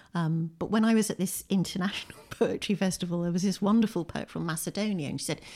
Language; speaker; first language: English; native; English